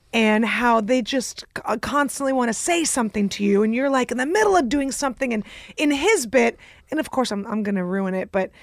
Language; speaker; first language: English; early bilingual, other home language; Russian